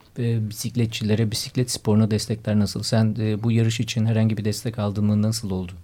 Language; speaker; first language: Turkish; native; Turkish